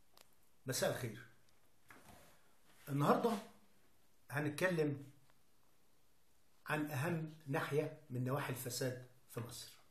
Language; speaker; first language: Arabic; native; Arabic